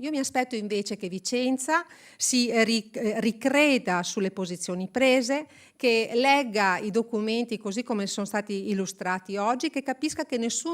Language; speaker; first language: Italian; native; Italian